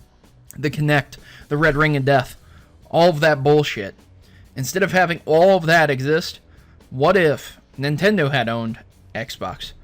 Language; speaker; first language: English; native; English